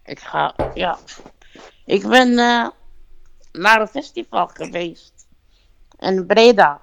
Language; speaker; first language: Dutch; non-native, fluent; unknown